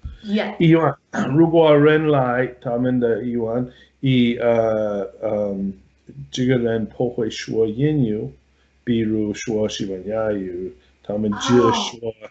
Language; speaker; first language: Chinese; non-native, learner; English